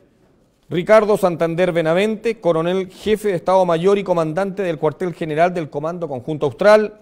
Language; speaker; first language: Spanish; native; Spanish